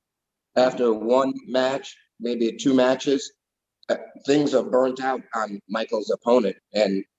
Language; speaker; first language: English; native; English